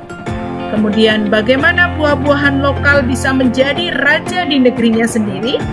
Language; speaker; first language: Indonesian; native; Indonesian